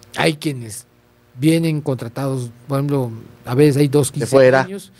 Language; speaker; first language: Spanish; native; Spanish